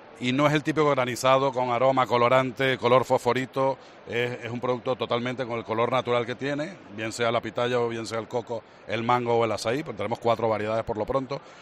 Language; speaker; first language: Spanish; native; Spanish